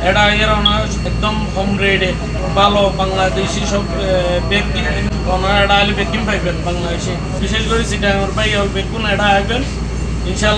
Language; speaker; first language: Bangla; non-native, local second language; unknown